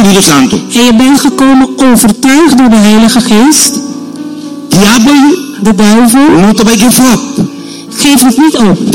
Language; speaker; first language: Dutch; non-native, fluent; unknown